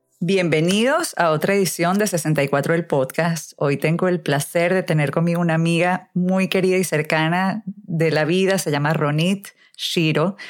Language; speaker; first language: Spanish; native; Spanish